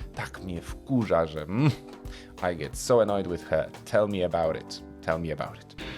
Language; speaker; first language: English; non-native, fluent; Polish